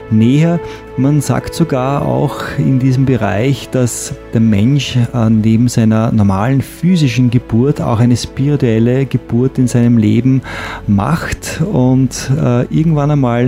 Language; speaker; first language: German; native; German